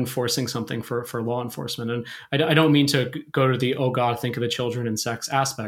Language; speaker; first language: English; native; English